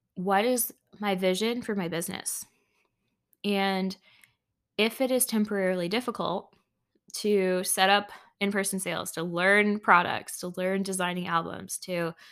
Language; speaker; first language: English; native; English